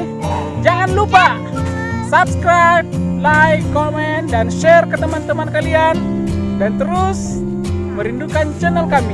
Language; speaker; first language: Indonesian; non-native, local second language; Batak Toba